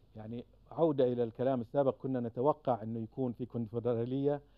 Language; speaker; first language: Arabic; native; Arabic